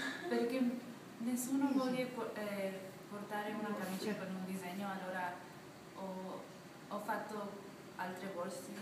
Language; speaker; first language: Italian; non-native, learner; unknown